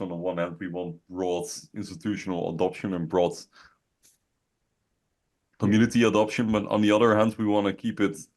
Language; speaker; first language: English; non-native, fluent; Dutch